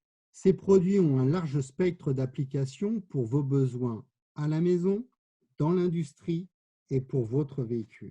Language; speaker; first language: French; native; French